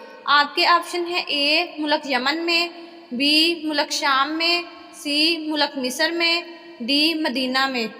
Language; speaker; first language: Urdu; native; Urdu